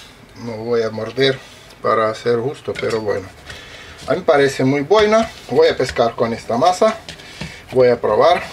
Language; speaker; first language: Spanish; non-native, fluent; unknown